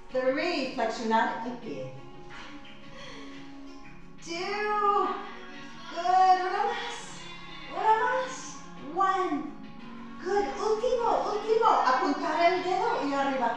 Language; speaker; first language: Spanish; non-native, fluent; English